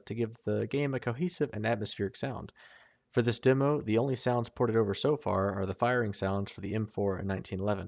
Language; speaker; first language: English; native; English